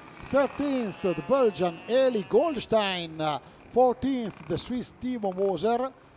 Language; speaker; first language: English; non-native, fluent; Italian